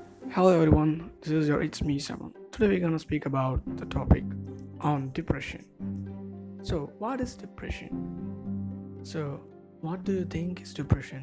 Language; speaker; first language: English; non-native, local second language; Tamil